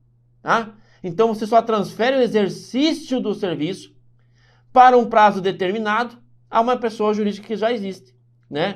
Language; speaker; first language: Portuguese; native; Portuguese